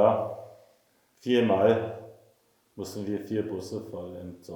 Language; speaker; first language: German; non-native, fluent; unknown